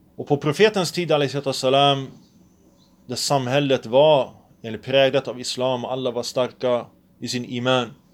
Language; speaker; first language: Swedish; early bilingual, other home language; Arabic